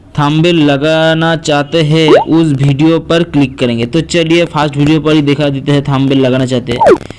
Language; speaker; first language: Hindi; non-native, local second language; Bangla